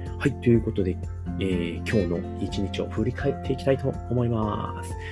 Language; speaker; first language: Japanese; native; Japanese